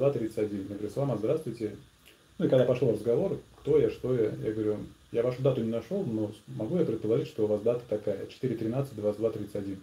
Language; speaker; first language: Russian; native; Russian